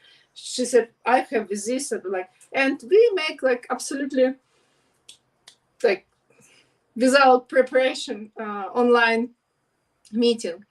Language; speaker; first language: English; non-native, learner; Ukrainian